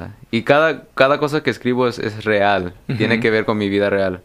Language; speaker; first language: Spanish; early bilingual, heritage; Spanish